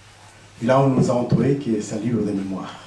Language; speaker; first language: French; non-native, fluent; Spanish